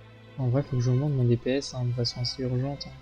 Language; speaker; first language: French; native; French